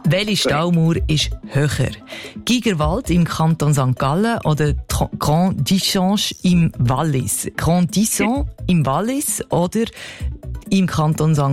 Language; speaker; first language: German; native; German